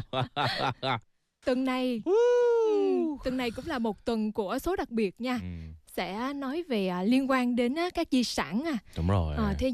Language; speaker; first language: Vietnamese; native; Vietnamese